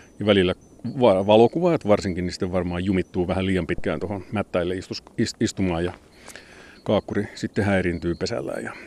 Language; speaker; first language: Finnish; native; Finnish